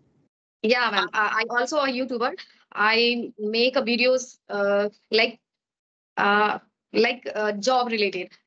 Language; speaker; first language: English; non-native, learner; Maithili